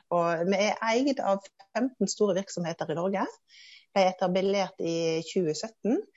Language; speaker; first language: Norwegian; native; Norwegian